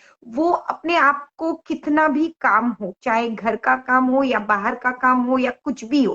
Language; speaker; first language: Hindi; native; Hindi